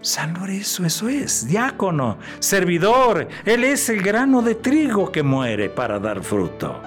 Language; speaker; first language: Spanish; native; Spanish